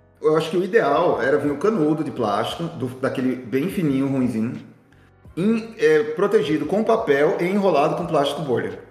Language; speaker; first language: Portuguese; native; Portuguese